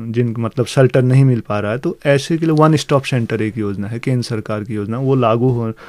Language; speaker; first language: Hindi; native; Hindi